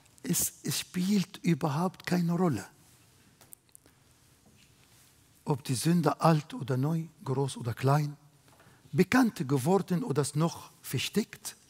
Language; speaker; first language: German; non-native, fluent; Arabic